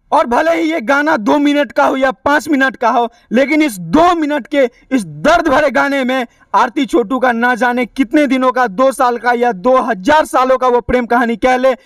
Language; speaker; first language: Hindi; native; Hindi